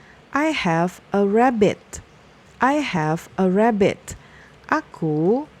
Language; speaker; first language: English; non-native, fluent; Indonesian